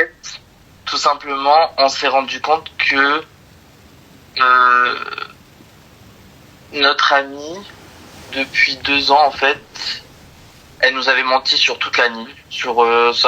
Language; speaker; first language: French; native; French